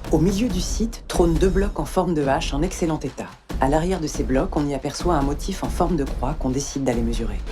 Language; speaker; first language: French; native; French